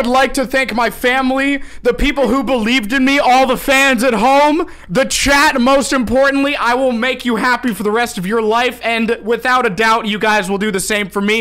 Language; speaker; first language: English; native; English